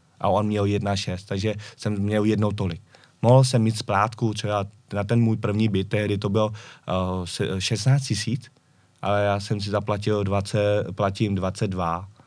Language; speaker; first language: Czech; early bilingual, other home language; Vietnamese